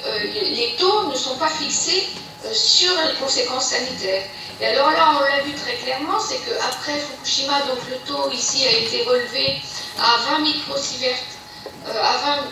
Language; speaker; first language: French; native; French